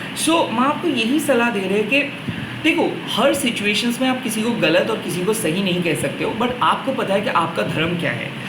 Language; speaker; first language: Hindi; non-native, local second language; Bangla